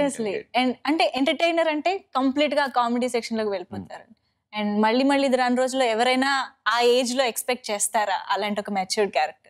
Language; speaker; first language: Telugu; native; Telugu